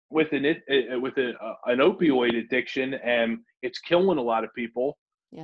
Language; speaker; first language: English; native; English